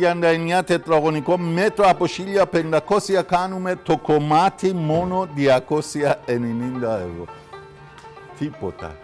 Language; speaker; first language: Greek; non-native, fluent; Persian